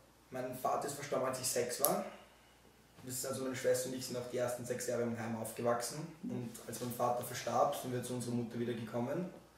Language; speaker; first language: German; native; German